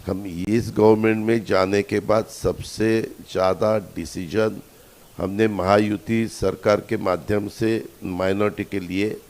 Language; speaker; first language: Hindi; non-native, local second language; Marathi